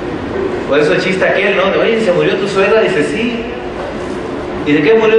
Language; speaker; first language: Spanish; native; Spanish